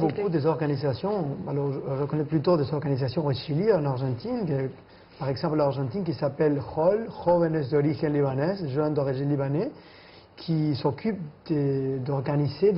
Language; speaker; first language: French; non-native, fluent; Spanish